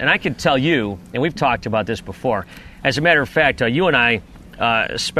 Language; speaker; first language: English; native; English